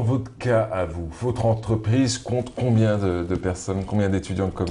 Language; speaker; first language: French; non-native, local second language; Arabic